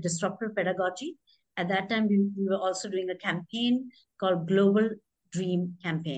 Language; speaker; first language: English; non-native, local second language; Hindi